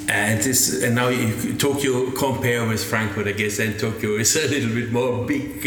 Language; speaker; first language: English; non-native, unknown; German